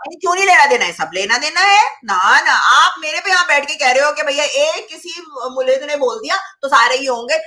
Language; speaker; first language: Urdu; native; Urdu